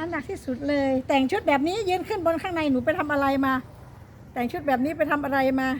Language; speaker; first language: Thai; native; Thai